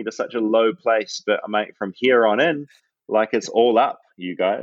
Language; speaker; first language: English; native; English